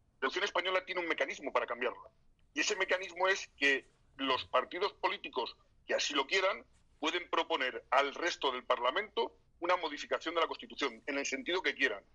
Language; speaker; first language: Spanish; native; Spanish